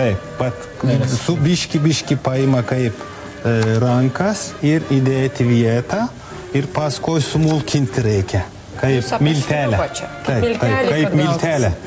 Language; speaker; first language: Lithuanian; non-native, learner; Turkish